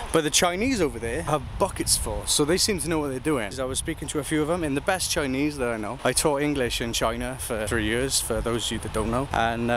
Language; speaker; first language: English; native; English